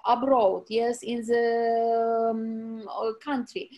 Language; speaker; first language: English; non-native, learner; Ukrainian